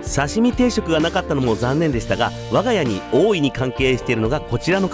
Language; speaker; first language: Japanese; native; Japanese